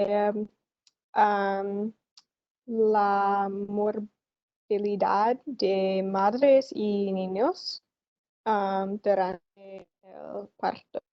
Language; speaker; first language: Spanish; non-native, learner; English